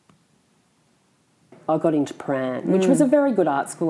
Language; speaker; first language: English; native; English